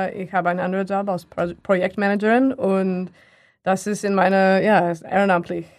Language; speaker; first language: German; non-native, learner; English